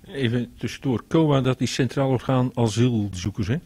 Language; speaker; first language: Dutch; native; Dutch